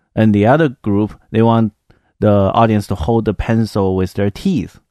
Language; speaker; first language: English; non-native, fluent; Chinese